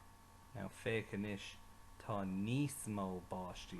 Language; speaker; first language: Irish; non-native, local second language; English